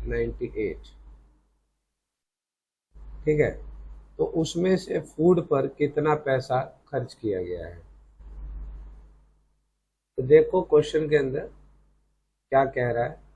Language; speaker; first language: Hindi; native; Hindi